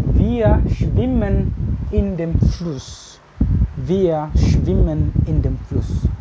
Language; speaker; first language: German; non-native, fluent; Indonesian